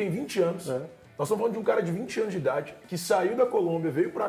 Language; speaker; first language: Portuguese; native; Portuguese